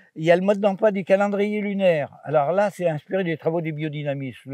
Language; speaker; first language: French; native; French